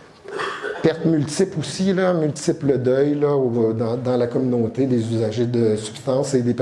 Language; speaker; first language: French; native; French